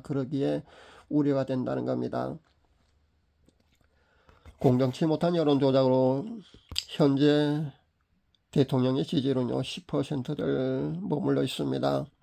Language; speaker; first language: Korean; native; Korean